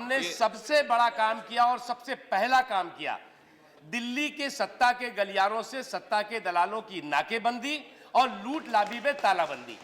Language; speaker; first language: Hindi; native; Hindi